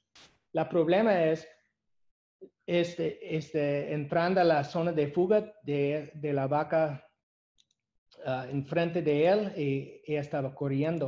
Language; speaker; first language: Spanish; non-native, learner; English